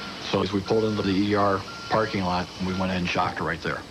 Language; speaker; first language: English; native; English